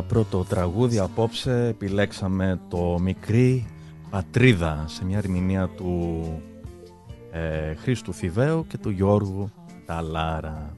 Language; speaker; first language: Greek; early bilingual, heritage; Greek